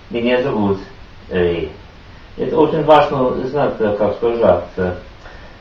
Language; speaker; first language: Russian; non-native, learner; English